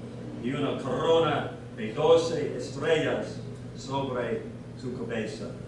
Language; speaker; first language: Spanish; non-native, learner; English